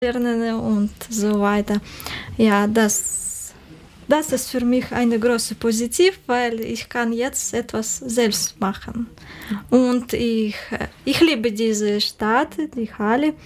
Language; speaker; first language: German; non-native, learner; Russian